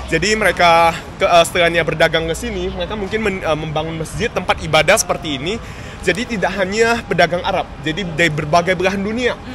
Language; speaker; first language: Indonesian; native; Indonesian